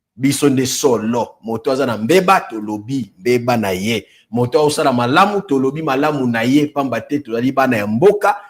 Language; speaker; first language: Lingala; non-native, local second language; Kongo